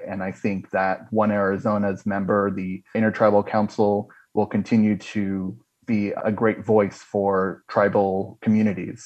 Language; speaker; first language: English; native; English